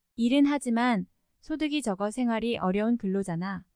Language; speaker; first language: Korean; native; Korean